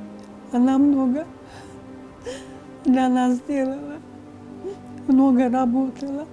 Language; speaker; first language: Russian; non-native, local second language; Turkmen